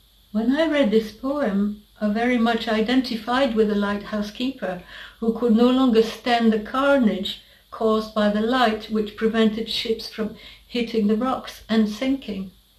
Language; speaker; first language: English; non-native, fluent; French